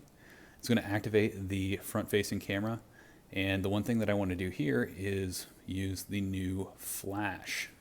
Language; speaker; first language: English; native; English